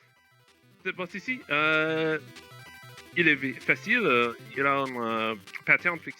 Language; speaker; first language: French; non-native, learner; English